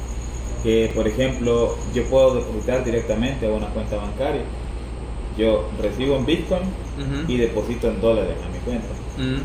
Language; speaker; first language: Spanish; native; Spanish